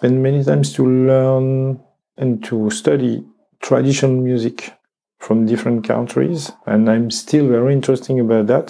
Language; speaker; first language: English; non-native, learner; French